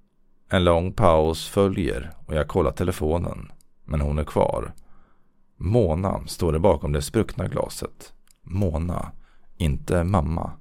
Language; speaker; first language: Swedish; native; Swedish